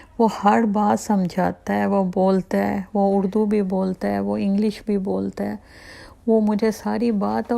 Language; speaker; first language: Urdu; native; Urdu